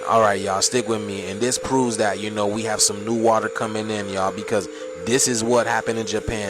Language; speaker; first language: English; native; English